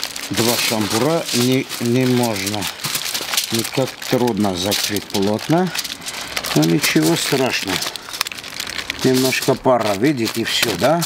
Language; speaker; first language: Russian; non-native, fluent; Armenian